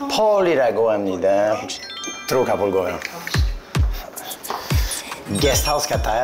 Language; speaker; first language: Korean; non-native, fluent; English